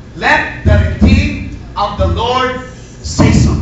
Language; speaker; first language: English; non-native, local second language; Filipino